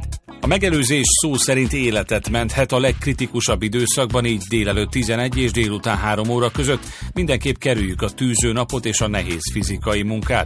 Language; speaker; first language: Hungarian; native; Hungarian